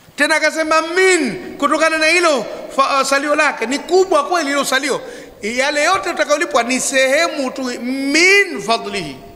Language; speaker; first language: Swahili; native; Swahili